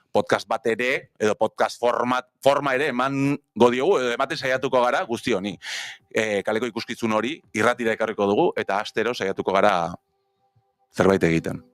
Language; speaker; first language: Basque; native; Basque